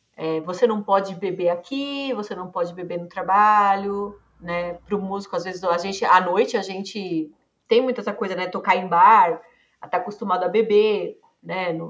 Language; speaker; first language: Portuguese; native; Portuguese